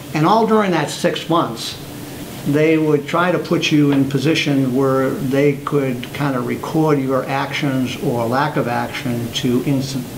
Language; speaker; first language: English; native; English